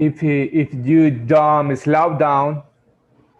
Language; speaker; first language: English; non-native, learner; Spanish